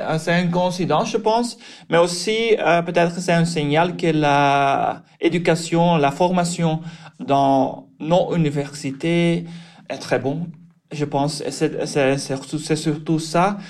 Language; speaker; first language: French; non-native, local second language; Dutch